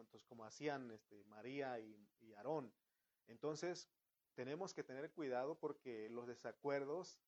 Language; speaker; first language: Spanish; native; Spanish